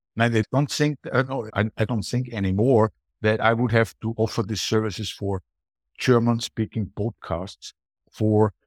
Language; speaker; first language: English; non-native, fluent; German